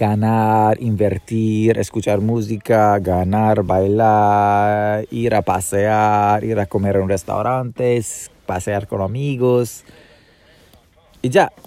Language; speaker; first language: Spanish; non-native, fluent; English